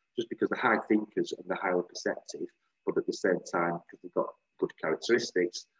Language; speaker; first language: English; native; English